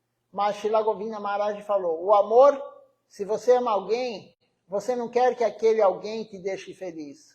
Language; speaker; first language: Portuguese; native; Portuguese